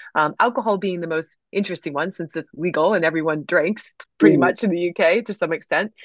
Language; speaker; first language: English; native; English